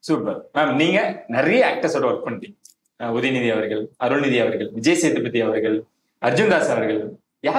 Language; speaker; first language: Tamil; native; Tamil